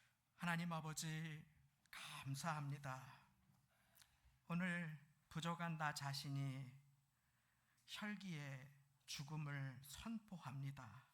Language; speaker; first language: Korean; native; Korean